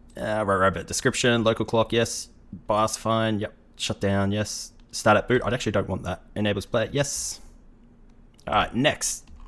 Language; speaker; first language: English; native; English